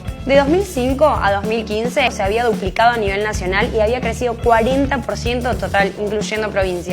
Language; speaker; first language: Spanish; native; Spanish